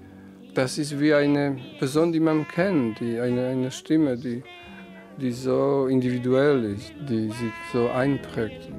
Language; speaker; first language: German; non-native, fluent; Polish